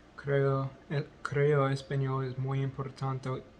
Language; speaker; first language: Spanish; non-native, learner; English